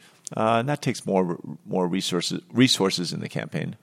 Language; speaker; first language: English; native; English